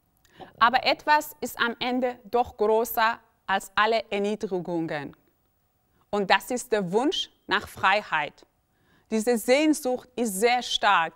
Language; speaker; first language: German; early bilingual, other home language; Persian